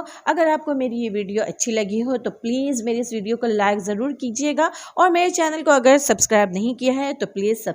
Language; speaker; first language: Urdu; native; Urdu